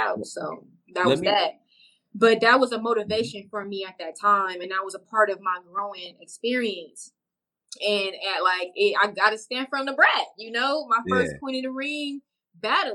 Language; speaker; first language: English; native; English